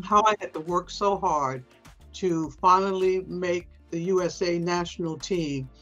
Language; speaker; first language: English; native; English